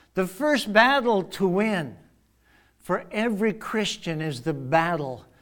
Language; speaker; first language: English; native; English